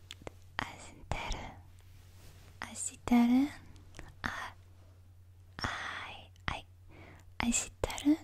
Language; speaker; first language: Japanese; non-native, learner; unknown